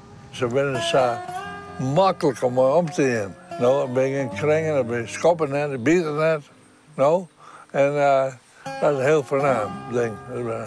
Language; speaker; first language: Dutch; non-native, local second language; Western Frisian